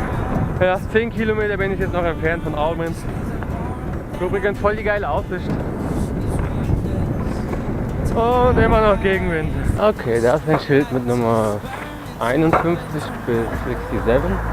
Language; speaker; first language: German; native; German